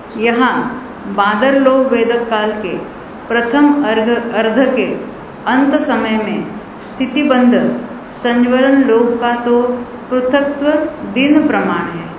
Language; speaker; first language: Hindi; non-native, local second language; Gujarati